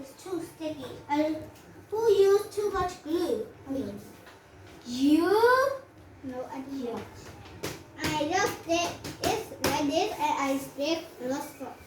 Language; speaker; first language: English; non-native, learner; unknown